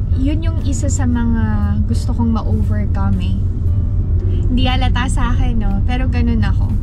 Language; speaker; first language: Filipino; native; Filipino